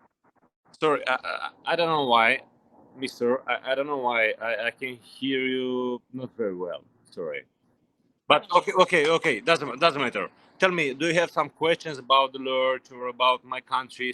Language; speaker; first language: English; non-native, learner; Romanian